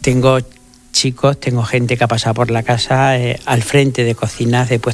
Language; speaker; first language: Spanish; native; Spanish